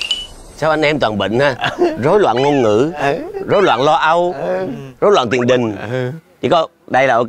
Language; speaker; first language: Vietnamese; native; Vietnamese